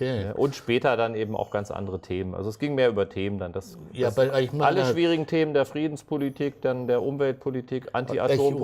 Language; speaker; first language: German; native; German